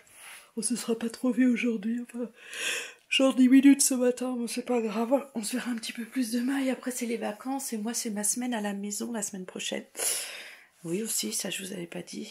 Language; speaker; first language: French; native; French